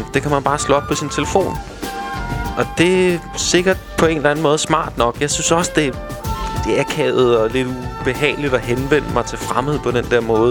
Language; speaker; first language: Danish; native; Danish